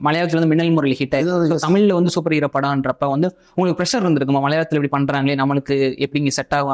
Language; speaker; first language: Tamil; native; Tamil